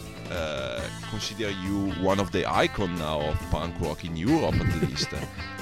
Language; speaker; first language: English; non-native, fluent; Italian